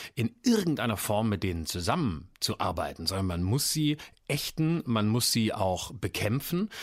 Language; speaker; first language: German; native; German